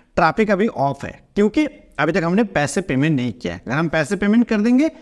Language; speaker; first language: Hindi; non-native, local second language; Bangla